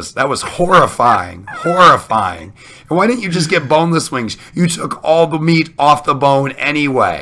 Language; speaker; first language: English; native; English